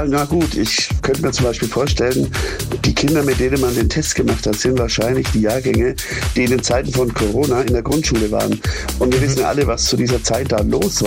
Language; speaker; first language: German; native; German